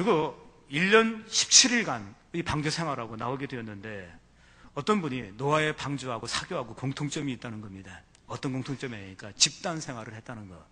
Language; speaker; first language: Korean; native; Korean